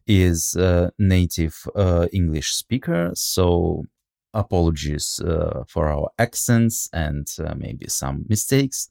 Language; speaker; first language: English; non-native, fluent; Russian